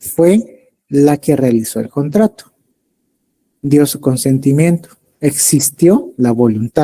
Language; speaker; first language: Spanish; native; Spanish